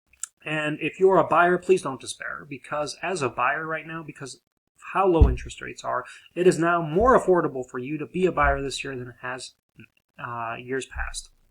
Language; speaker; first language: English; native; English